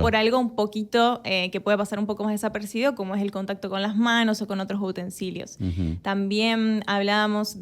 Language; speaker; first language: Spanish; native; Spanish